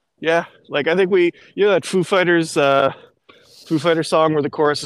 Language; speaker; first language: English; native; English